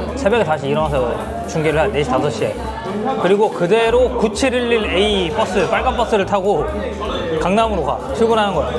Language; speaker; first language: Korean; native; Korean